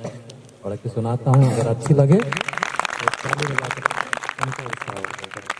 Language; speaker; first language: Hindi; native; Hindi